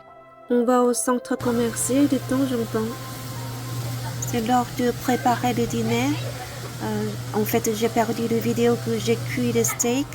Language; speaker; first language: French; non-native, learner; Korean